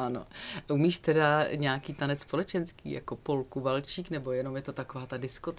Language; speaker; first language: Czech; native; Czech